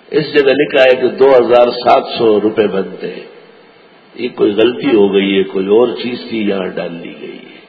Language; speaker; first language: Urdu; non-native, local second language; Pashto